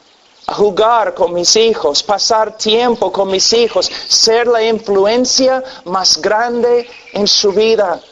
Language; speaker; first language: Spanish; non-native, fluent; English